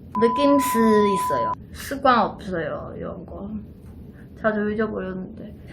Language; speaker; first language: Korean; non-native, learner; Chinese